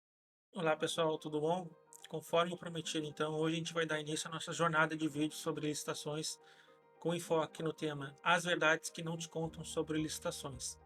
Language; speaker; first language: Portuguese; native; Portuguese